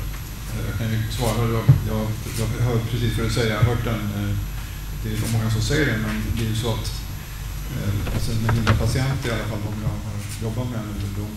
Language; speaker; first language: Swedish; native; Swedish